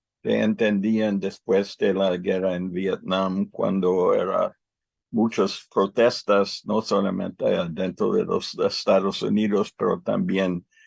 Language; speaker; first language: Spanish; non-native, learner; English